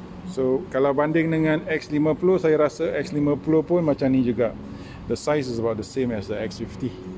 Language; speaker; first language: English; non-native, local second language; Malay